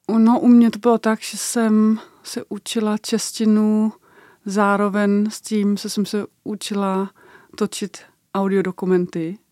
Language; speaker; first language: Czech; non-native, fluent; Danish